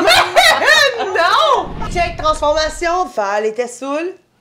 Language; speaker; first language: French; native; French